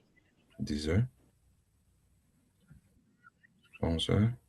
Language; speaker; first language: French; non-native, learner; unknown